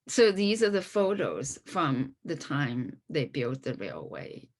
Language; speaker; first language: English; non-native, fluent; Chinese